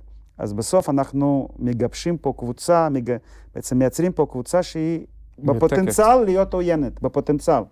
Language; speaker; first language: Hebrew; non-native, fluent; Russian